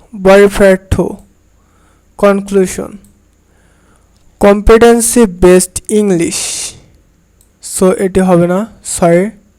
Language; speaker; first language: English; non-native, local second language; Bangla